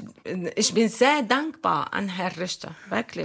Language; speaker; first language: German; non-native, learner; Arabic